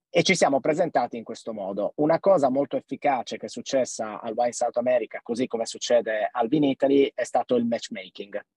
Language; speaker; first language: Italian; native; Italian